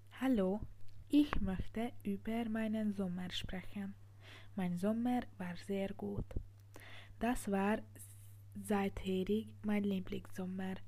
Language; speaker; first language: German; non-native, learner; Hungarian